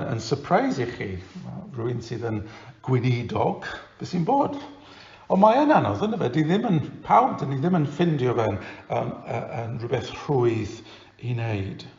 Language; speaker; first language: Welsh; non-native, fluent; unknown